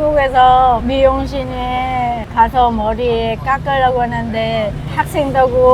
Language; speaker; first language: Korean; non-native, learner; Vietnamese